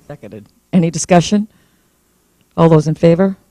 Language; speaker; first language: English; native; English